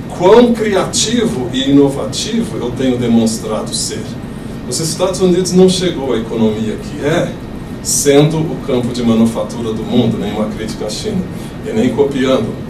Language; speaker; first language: Portuguese; native; Portuguese